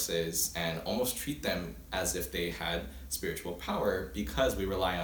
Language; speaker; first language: English; early bilingual, other home language; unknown